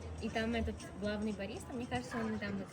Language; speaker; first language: Russian; native; Russian